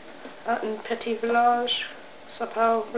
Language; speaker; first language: French; non-native, learner; English